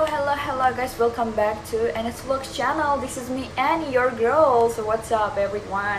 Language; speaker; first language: English; non-native, fluent; Urdu